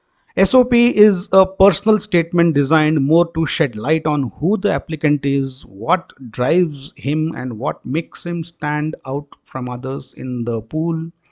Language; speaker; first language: English; non-native, local second language; Marathi